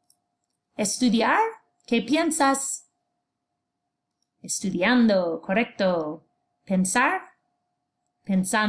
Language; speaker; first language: Spanish; non-native, fluent; English